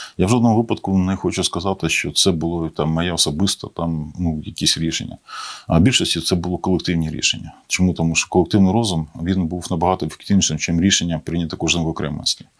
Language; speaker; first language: Ukrainian; native; Ukrainian